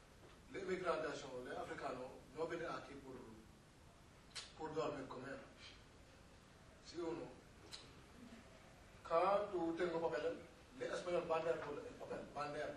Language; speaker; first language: Spanish; non-native, learner; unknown